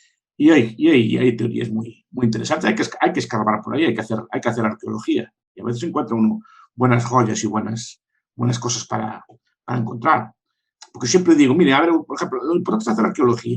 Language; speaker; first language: Spanish; native; Spanish